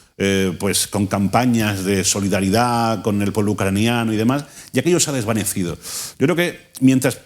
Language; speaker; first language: Spanish; native; Spanish